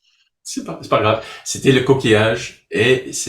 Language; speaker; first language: French; non-native, learner; English